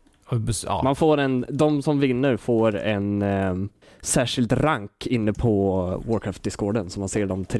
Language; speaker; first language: Swedish; native; Swedish